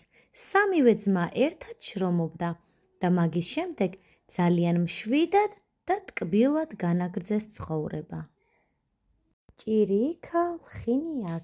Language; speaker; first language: Georgian; native; Georgian